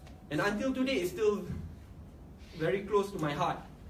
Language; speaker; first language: English; non-native, local second language; Malay